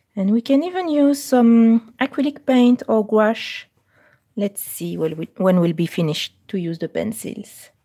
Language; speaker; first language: English; non-native, fluent; French